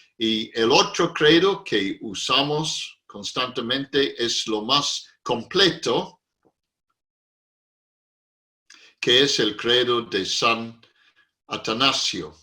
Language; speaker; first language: Spanish; non-native, fluent; English